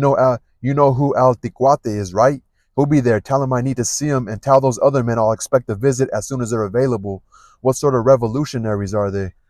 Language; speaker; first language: English; native; English